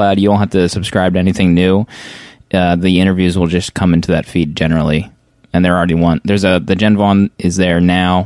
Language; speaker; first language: English; native; English